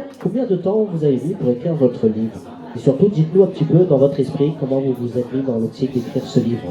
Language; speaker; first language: French; native; French